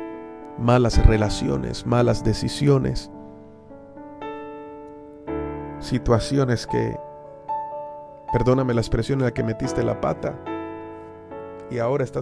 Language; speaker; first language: Spanish; native; Spanish